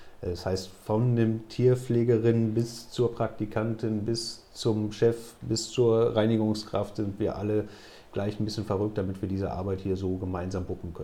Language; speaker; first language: German; native; German